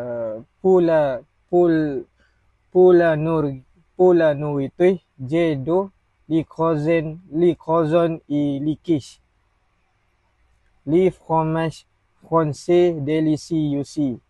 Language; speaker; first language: French; non-native, learner; Malay